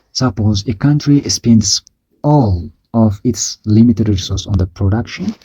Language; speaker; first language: English; non-native, local second language; Amharic